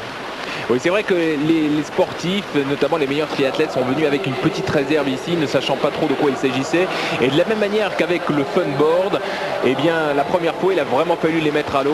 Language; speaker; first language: French; native; French